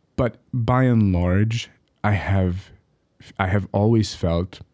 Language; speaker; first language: English; early bilingual, other home language; Arabic